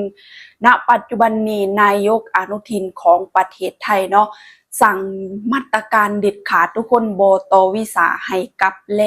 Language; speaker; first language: Thai; non-native, local second language; Northeastern Thai